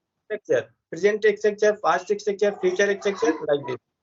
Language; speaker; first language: English; non-native, local second language; Hindi